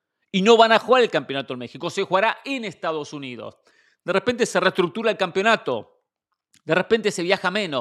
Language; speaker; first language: Spanish; native; Spanish